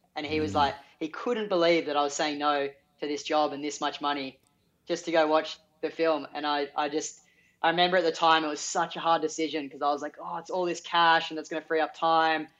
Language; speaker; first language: English; native; English